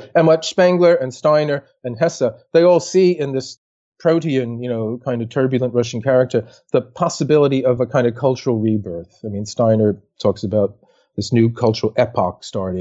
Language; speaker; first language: English; native; English